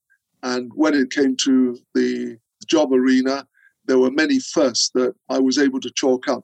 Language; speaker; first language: English; non-native, local second language; Akan